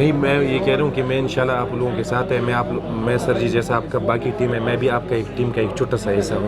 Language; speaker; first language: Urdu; non-native, local second language; Pashto